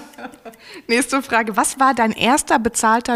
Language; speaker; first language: German; native; German